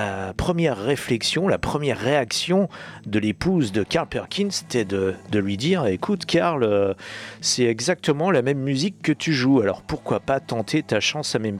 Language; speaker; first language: French; native; French